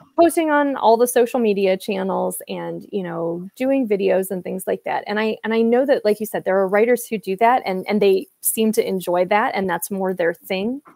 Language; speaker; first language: English; native; English